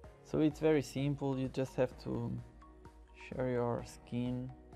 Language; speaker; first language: English; non-native, fluent; Portuguese